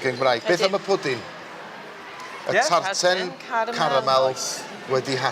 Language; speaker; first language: Welsh; native; Welsh